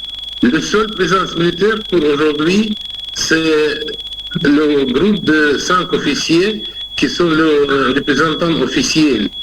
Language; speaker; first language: French; non-native, fluent; Russian